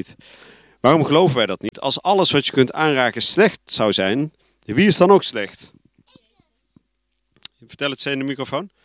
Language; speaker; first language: Dutch; native; Dutch